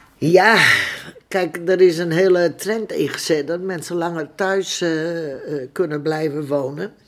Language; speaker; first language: Dutch; native; Dutch